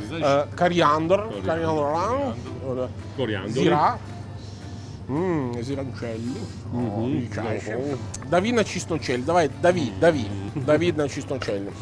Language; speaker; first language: Russian; non-native, fluent; Italian